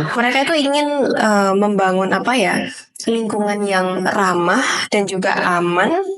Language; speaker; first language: Indonesian; native; Indonesian